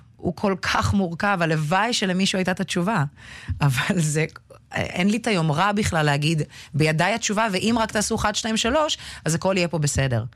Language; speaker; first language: Hebrew; early bilingual, other home language; Russian